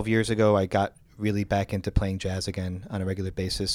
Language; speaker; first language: English; native; English